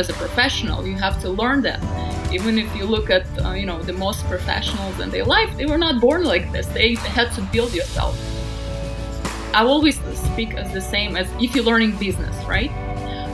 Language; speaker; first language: English; non-native, fluent; Russian